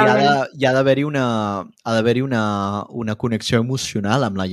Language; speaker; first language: Catalan; non-native, fluent; Spanish